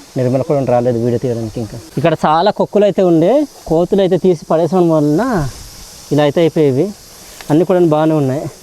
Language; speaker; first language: Telugu; non-native, local second language; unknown